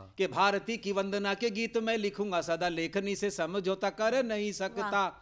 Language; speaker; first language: Hindi; native; Hindi